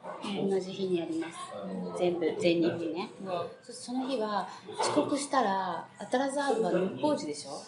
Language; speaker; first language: Japanese; non-native, fluent; Portuguese